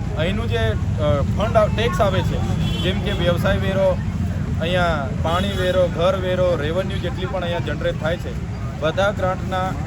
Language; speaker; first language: Gujarati; non-native, local second language; Vasavi